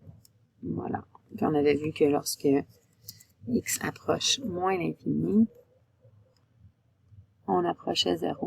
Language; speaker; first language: French; native; French